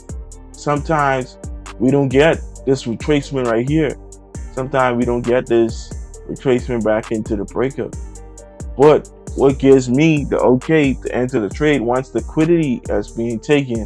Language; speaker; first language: English; native; English